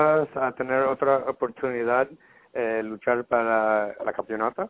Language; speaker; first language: Spanish; non-native, learner; English